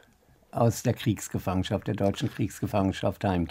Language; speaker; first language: German; native; German